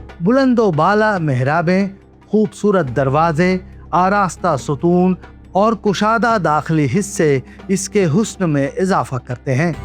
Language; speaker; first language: Urdu; native; Urdu